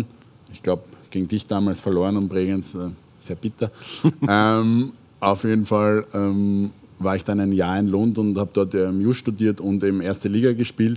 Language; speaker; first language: German; native; German